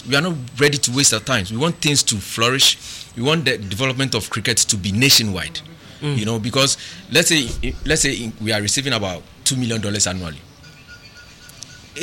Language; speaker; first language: English; non-native, local second language; Akan